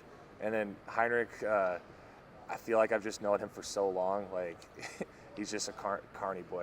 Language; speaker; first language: English; native; English